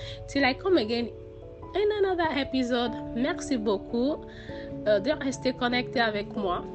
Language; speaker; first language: French; non-native, fluent; Yoruba